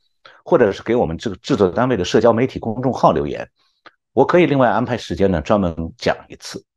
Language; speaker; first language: Chinese; native; Chinese